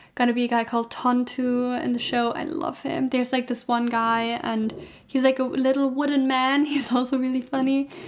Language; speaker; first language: English; non-native, fluent; German